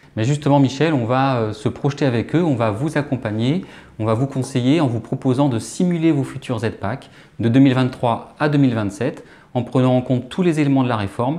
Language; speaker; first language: French; native; French